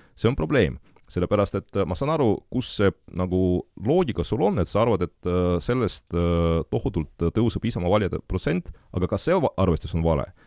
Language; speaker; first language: Estonian; non-native, local second language; Russian